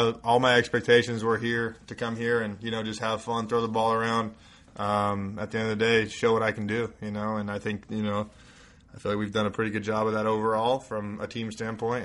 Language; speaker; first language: English; native; English